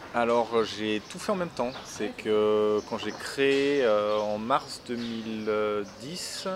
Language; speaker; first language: French; native; French